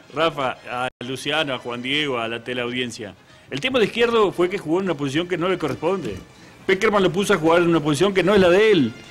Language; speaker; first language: Spanish; native; Spanish